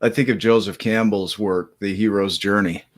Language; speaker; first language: English; native; English